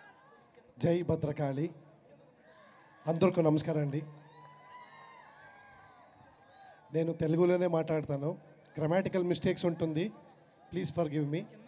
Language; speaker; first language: Telugu; non-native, fluent; Kannada